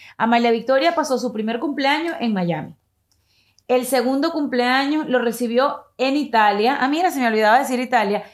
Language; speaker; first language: Spanish; native; Spanish